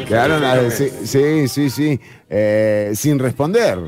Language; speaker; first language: Spanish; native; Spanish